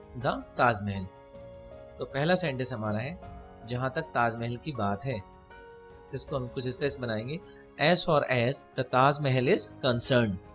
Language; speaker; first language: Hindi; native; Hindi